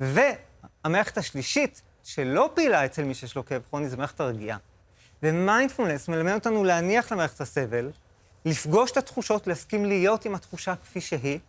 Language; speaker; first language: Hebrew; native; Hebrew